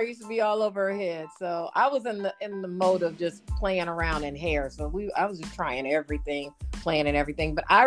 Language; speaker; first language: English; native; English